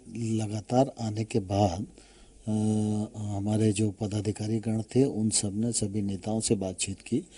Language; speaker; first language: Hindi; native; Hindi